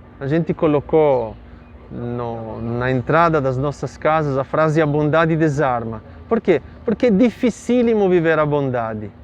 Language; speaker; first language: Portuguese; non-native, fluent; Italian